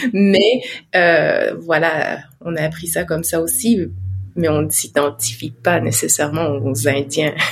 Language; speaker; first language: French; non-native, local second language; Innu-aimun